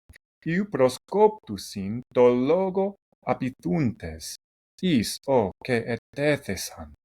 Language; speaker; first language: Greek; non-native, fluent; English